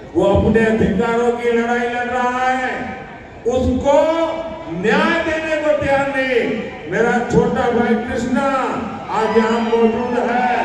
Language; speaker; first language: Hindi; non-native, local second language; Gujarati